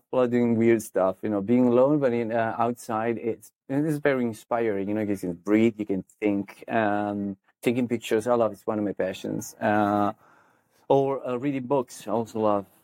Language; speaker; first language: English; non-native, fluent; Italian